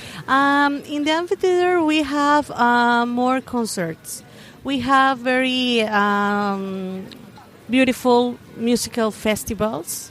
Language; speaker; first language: English; non-native, learner; Spanish